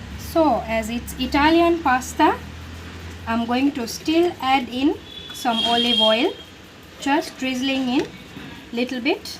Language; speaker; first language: English; non-native, local second language; Gujarati